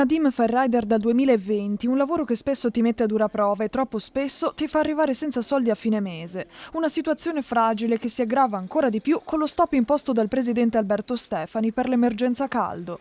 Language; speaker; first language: Italian; native; Italian